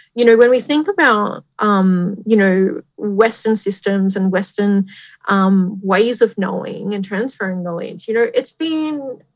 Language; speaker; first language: English; native; English